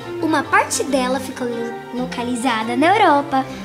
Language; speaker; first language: Portuguese; native; Portuguese